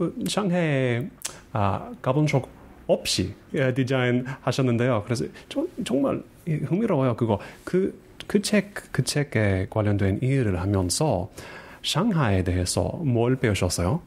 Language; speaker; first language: Korean; non-native, fluent; English